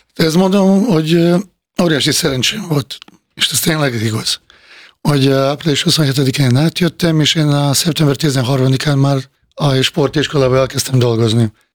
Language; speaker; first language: Hungarian; non-native, fluent; Bosnian